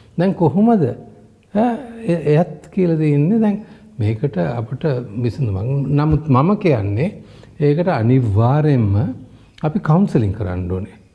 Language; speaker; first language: Sinhala; non-native, local second language; Tamil